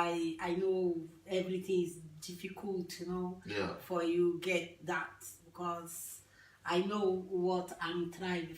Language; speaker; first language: English; non-native, learner; Portuguese